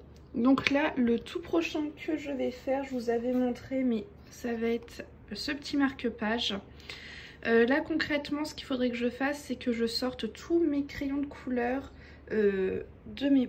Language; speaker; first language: French; native; French